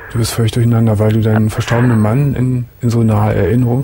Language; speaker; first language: German; native; German